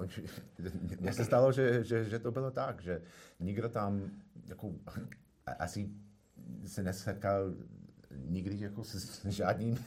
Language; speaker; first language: Czech; non-native, fluent; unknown